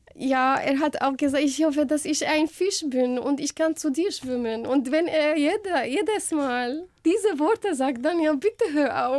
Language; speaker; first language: German; non-native, learner; Arabic